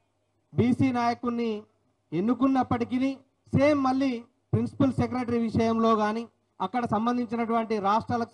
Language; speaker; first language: Telugu; native; Telugu